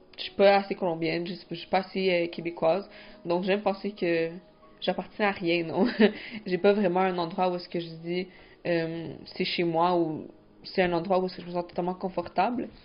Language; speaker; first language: French; early bilingual, other home language; Spanish